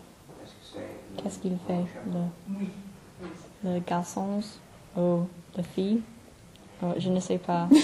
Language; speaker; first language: French; non-native, learner; English